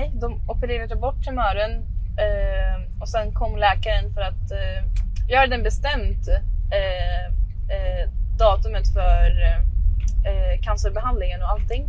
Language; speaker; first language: Swedish; early bilingual, other home language; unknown